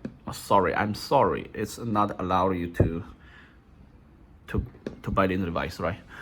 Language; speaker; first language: English; non-native, learner; Chinese